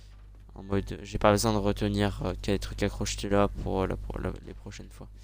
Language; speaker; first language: French; native; French